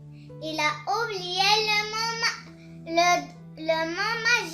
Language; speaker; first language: French; non-native, learner; Arabic